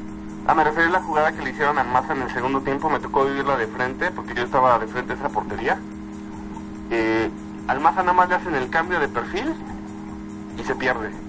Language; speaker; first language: Spanish; native; Spanish